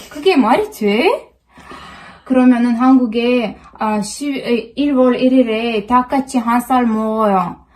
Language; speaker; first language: Korean; non-native, learner; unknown